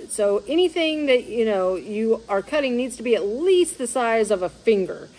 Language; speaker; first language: English; native; English